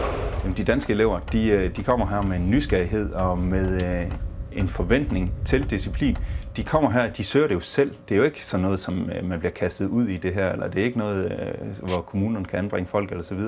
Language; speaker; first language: Danish; native; Danish